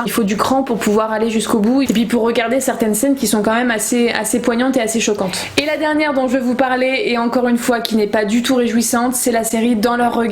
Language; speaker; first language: French; native; French